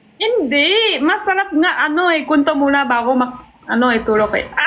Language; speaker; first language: Filipino; non-native, local second language; Cebuano